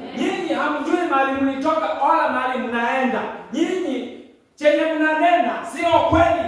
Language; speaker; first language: Swahili; non-native, local second language; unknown